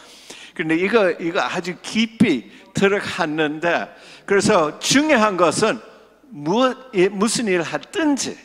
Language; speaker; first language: Korean; non-native, local second language; English